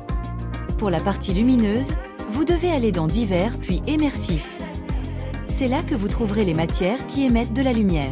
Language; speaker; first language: French; native; French